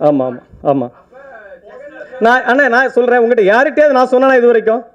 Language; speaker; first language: Tamil; native; Tamil